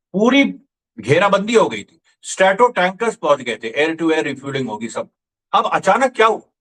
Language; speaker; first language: Hindi; native; Hindi